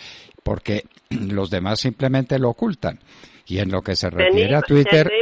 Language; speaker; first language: Spanish; native; Spanish